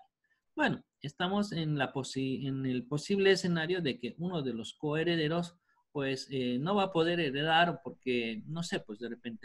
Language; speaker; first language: Spanish; native; Spanish